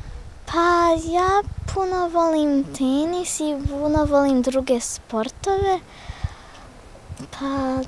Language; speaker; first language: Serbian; early bilingual, heritage; Serbian